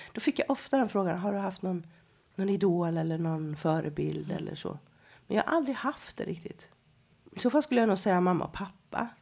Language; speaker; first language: Swedish; native; Swedish